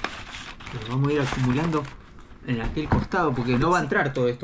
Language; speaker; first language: Spanish; native; Spanish